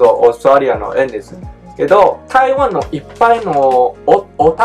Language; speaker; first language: Japanese; non-native, learner; Chinese